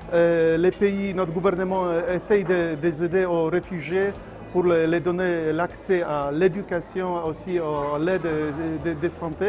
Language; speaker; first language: French; non-native, fluent; Polish